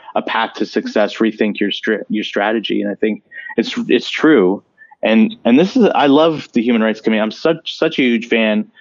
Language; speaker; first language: English; native; English